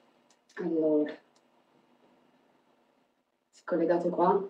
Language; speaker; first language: Italian; early bilingual, other home language; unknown